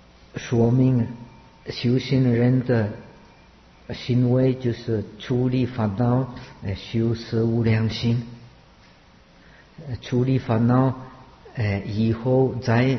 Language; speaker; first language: Chinese; non-native, fluent; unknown